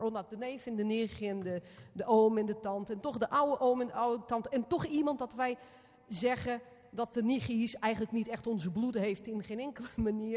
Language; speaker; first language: Dutch; non-native, fluent; Portuguese